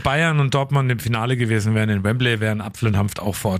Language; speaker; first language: German; native; German